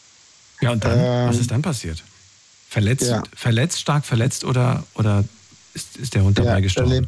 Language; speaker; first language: German; native; German